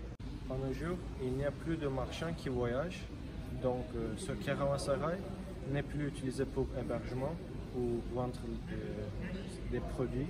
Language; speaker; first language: French; non-native, learner; Turkish